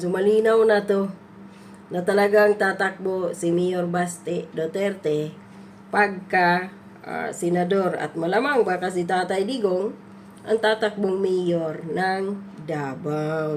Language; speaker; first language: Filipino; non-native, local second language; Cebuano